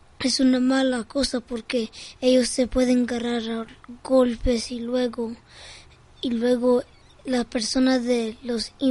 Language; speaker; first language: Spanish; early bilingual, heritage; Spanish